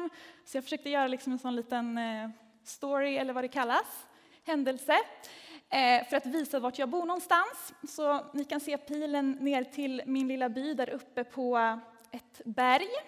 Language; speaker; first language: Swedish; native; Swedish